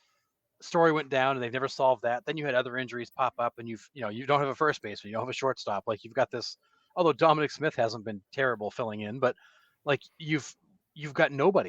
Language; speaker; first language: English; native; English